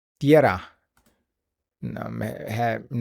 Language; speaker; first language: Spanish; non-native, learner; English